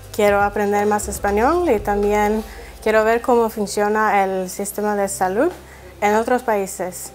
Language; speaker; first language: Spanish; non-native, learner; Norwegian